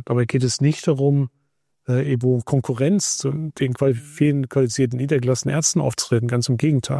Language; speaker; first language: German; native; German